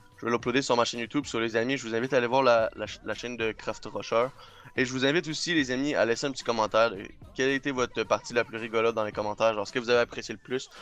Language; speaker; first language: French; non-native, local second language; English